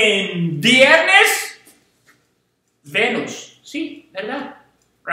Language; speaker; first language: Spanish; non-native, fluent; English